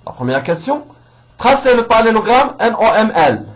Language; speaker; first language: French; non-native, local second language; Arabic